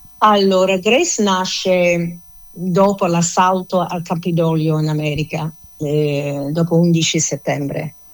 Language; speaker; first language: Italian; non-native, fluent; English